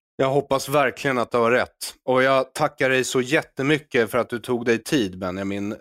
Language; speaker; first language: Swedish; native; Swedish